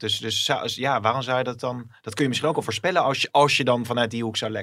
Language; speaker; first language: Dutch; native; Dutch